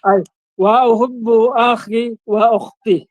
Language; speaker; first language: Arabic; non-native, learner; Filipino